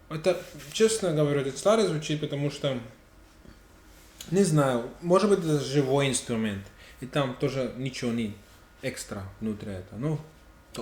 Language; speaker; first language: Russian; non-native, learner; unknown